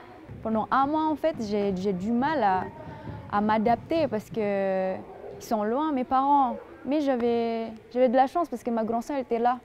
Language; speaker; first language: French; non-native, fluent; Indonesian